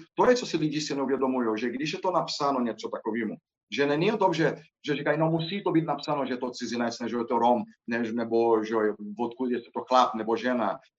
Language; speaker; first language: Czech; non-native, fluent; Portuguese